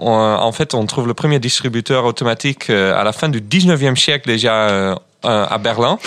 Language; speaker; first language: French; non-native, fluent; Dutch